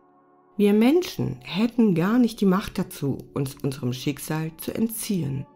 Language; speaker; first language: German; native; German